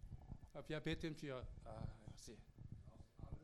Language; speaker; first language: German; non-native, learner; Korean